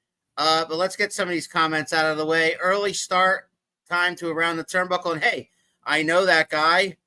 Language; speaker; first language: English; native; English